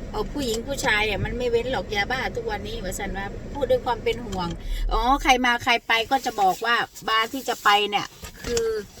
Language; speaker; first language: Thai; native; Thai